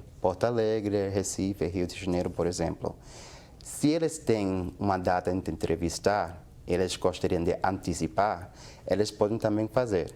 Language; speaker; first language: Portuguese; non-native, fluent; English